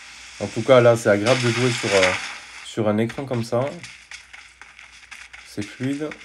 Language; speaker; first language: French; native; French